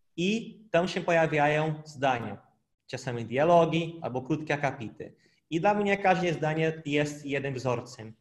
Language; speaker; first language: Polish; non-native, fluent; Portuguese